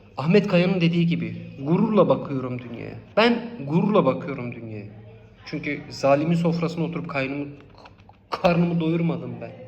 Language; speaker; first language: Turkish; non-native, local second language; Kurdish